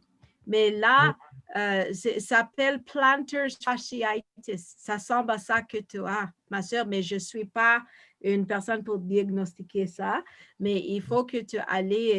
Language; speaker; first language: French; non-native, fluent; English